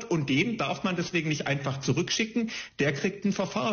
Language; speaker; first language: German; native; German